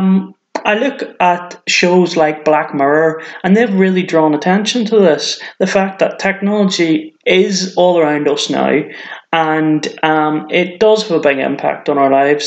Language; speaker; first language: English; native; English